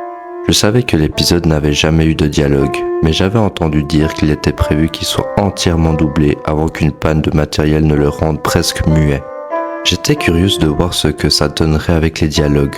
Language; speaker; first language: French; native; French